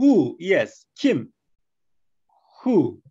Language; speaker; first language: English; non-native, learner; Arabic